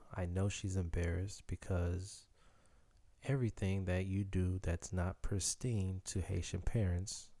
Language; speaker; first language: English; early bilingual, other home language; Haitian Creole